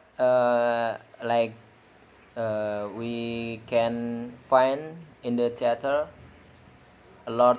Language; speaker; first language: English; non-native, learner; Indonesian